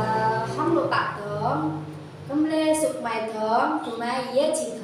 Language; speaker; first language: Cantonese; non-native, learner; Indonesian